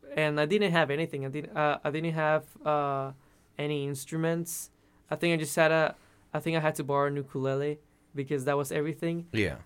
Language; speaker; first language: English; non-native, fluent; Spanish